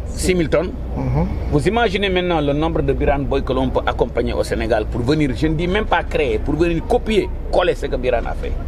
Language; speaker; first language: French; non-native, local second language; Wolof